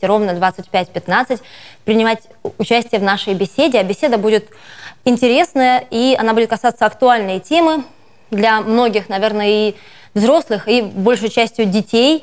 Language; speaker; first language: Russian; native; Russian